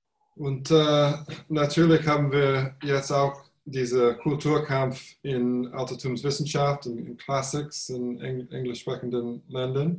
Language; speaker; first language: German; non-native, fluent; English